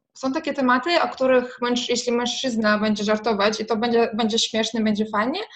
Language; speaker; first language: Polish; non-native, fluent; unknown